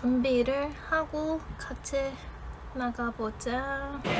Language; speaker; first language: Korean; non-native, fluent; Chinese